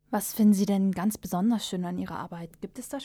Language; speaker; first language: German; native; German